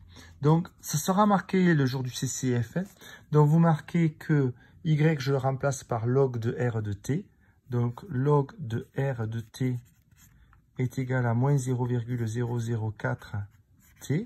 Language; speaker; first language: French; native; French